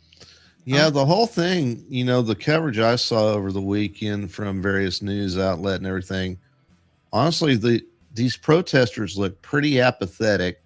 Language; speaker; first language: English; native; English